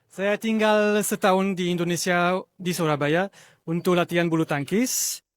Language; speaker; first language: Indonesian; non-native, learner; French